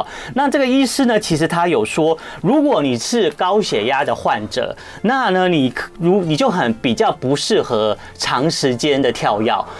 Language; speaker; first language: Chinese; native; Chinese